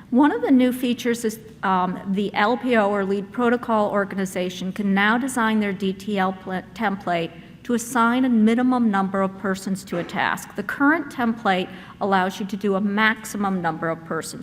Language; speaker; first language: English; native; English